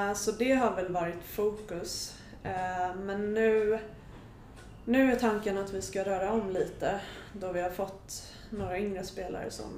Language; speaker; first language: Swedish; native; Swedish